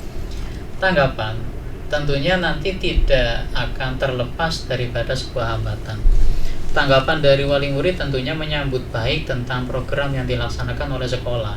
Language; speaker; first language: Indonesian; native; Indonesian